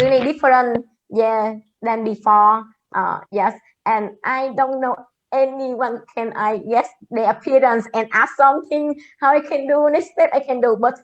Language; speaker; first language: English; non-native, learner; Vietnamese